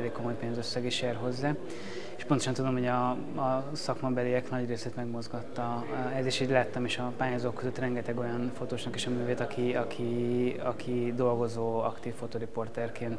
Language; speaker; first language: Hungarian; native; Hungarian